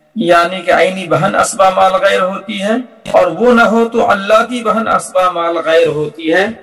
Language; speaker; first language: Urdu; native; Urdu